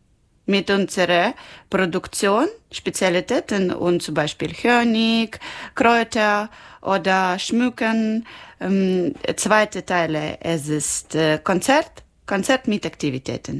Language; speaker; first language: German; non-native, learner; Ukrainian